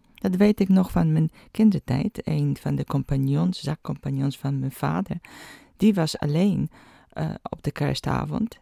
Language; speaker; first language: Dutch; non-native, fluent; Polish